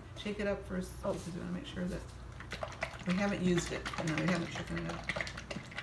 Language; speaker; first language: English; native; English